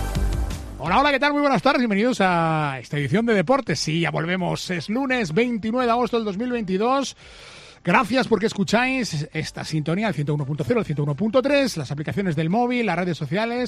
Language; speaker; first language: Spanish; native; Spanish